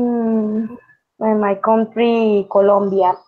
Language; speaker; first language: English; non-native, learner; Spanish